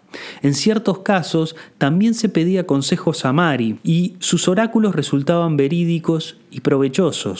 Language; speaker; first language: Spanish; native; Spanish